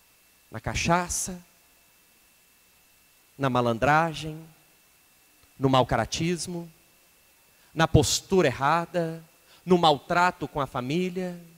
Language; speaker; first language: Portuguese; native; Portuguese